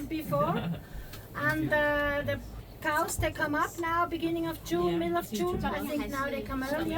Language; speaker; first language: English; non-native, learner; German